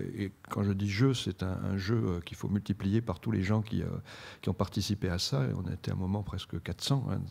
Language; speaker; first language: French; native; French